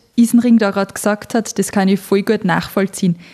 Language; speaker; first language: German; native; German